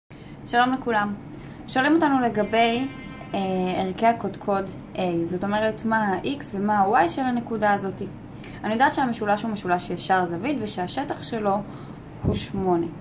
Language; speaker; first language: Hebrew; native; Hebrew